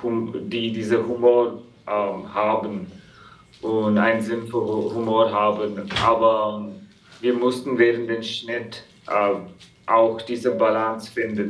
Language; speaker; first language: German; non-native, fluent; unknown